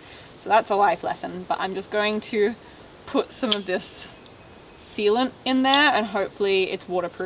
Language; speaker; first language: English; native; English